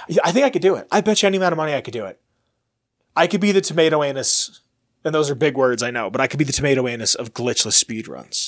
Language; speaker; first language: English; native; English